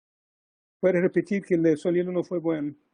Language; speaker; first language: Spanish; non-native, fluent; Portuguese